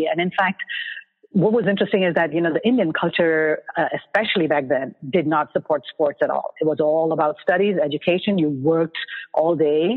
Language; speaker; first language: English; non-native, local second language; Bangla